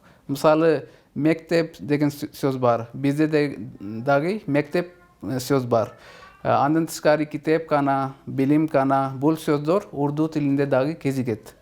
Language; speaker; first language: Kyrgyz; non-native, fluent; Urdu